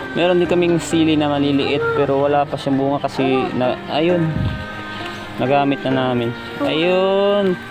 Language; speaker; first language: Filipino; non-native, local second language; Cebuano